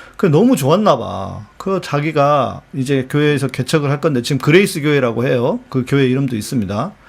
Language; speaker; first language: Korean; native; Korean